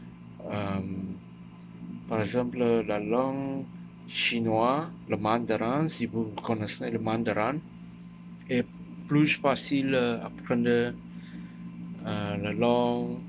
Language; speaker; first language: French; non-native, learner; Chinese